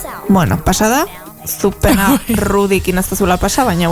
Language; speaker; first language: Basque; native; Basque